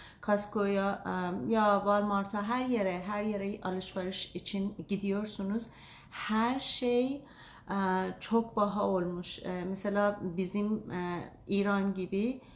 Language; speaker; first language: Turkish; non-native, learner; Azerbaijani